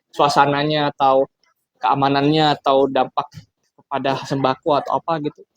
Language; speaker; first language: Indonesian; native; Indonesian